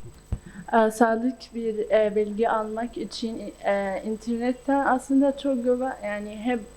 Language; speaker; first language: Turkish; non-native, local second language; Arabic